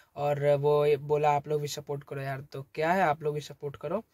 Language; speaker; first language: Hindi; native; Hindi